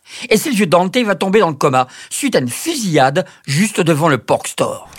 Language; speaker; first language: French; native; French